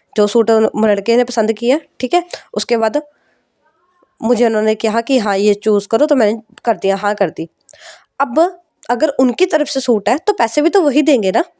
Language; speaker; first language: Hindi; non-native, local second language; Punjabi